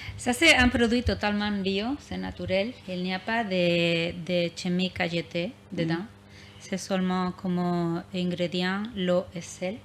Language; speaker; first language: French; non-native, learner; Spanish